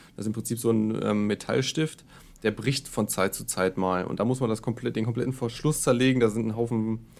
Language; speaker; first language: German; native; German